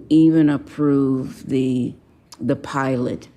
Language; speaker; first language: English; native; English